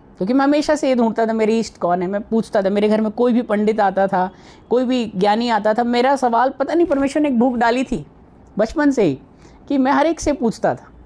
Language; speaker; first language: Hindi; native; Hindi